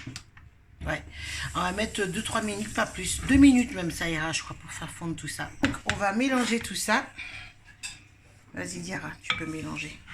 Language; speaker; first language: French; native; French